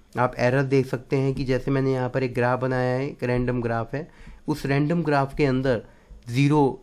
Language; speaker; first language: Hindi; native; Hindi